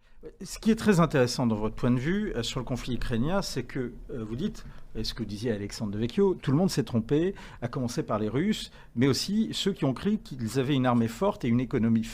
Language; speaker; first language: French; native; French